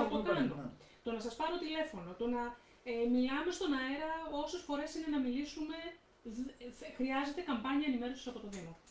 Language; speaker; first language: Greek; native; Greek